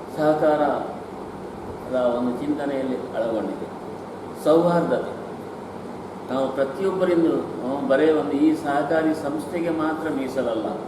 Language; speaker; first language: Kannada; native; Kannada